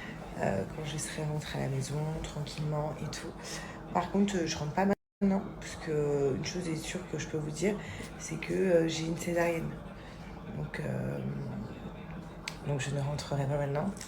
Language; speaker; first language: French; native; French